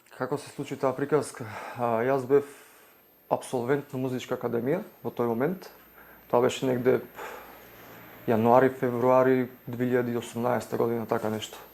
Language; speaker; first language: Macedonian; native; Macedonian